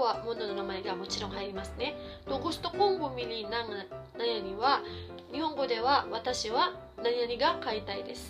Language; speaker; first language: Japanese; non-native, fluent; Filipino